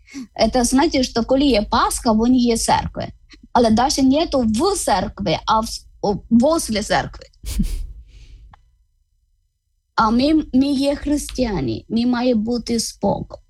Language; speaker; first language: Ukrainian; non-native, learner; Malayalam